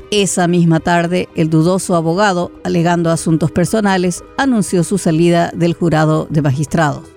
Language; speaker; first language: Spanish; native; Spanish